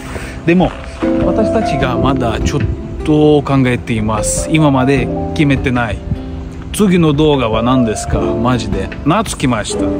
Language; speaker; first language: Japanese; non-native, learner; Russian